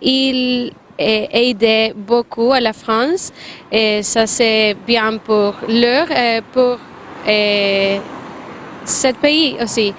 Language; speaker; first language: French; non-native, learner; Spanish